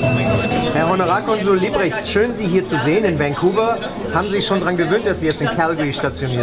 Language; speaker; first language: German; native; German